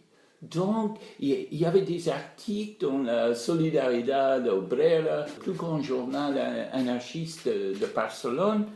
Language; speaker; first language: French; non-native, fluent; English